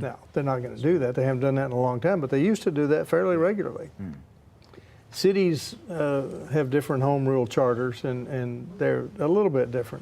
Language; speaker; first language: English; native; English